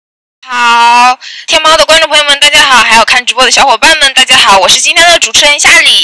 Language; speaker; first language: Chinese; native; Chinese